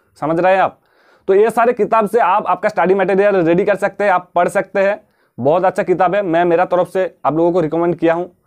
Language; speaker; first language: Hindi; non-native, local second language; Bangla